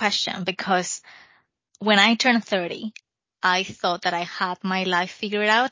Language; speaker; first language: English; non-native, fluent; Spanish